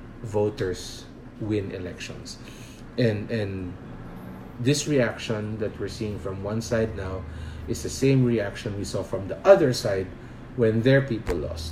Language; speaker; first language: English; non-native, local second language; Filipino